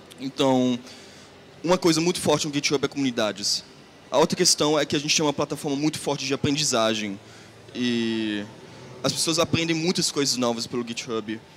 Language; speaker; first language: Portuguese; non-native, fluent; German